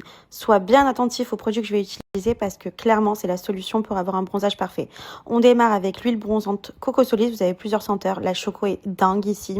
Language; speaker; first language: French; native; French